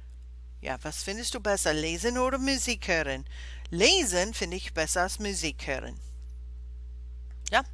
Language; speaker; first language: German; non-native, fluent; English